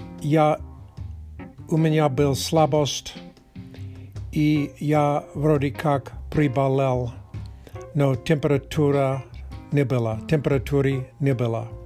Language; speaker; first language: Russian; non-native, learner; English